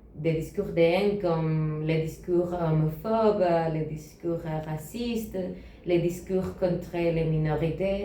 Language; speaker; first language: French; non-native, learner; Spanish